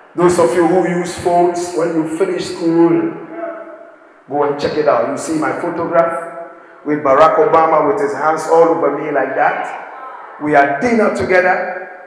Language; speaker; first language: English; non-native, local second language; Akan